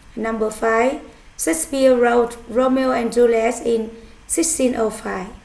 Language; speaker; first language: English; non-native, fluent; Vietnamese